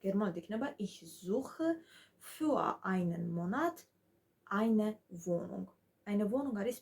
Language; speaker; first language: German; non-native, fluent; Georgian